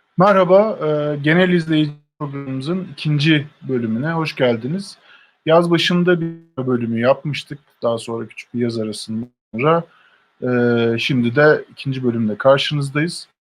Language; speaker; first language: Turkish; native; Turkish